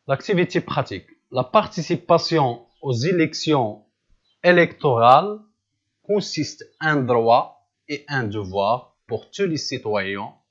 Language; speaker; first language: French; non-native, local second language; Arabic